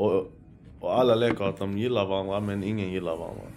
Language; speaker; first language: Swedish; early bilingual, other home language; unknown